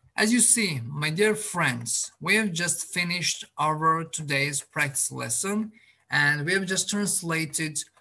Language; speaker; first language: English; non-native, fluent; Azerbaijani